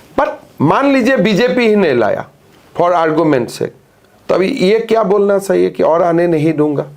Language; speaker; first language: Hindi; non-native, local second language; Assamese